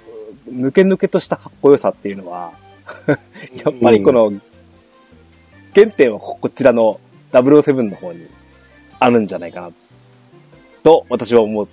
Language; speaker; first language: Japanese; native; Japanese